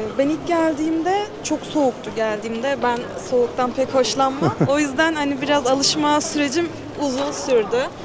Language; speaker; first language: Turkish; native; Turkish